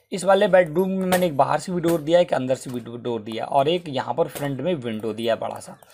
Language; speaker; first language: Hindi; native; Hindi